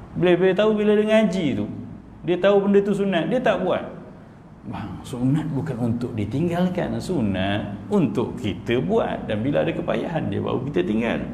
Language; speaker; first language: Malay; native; Malay